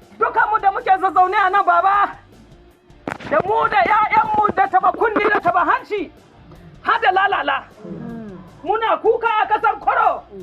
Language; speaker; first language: Hausa; non-native, local second language; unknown